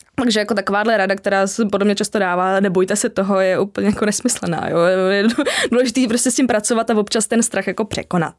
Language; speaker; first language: Czech; native; Czech